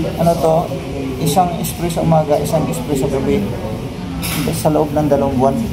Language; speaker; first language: Filipino; native; Filipino